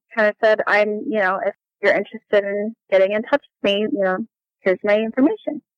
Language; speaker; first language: English; native; English